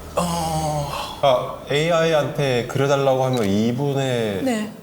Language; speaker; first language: Korean; non-native, fluent; Finnish